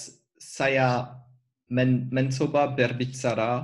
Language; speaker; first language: Indonesian; non-native, learner; French